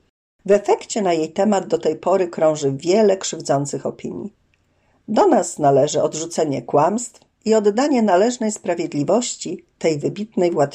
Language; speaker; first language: Polish; native; Polish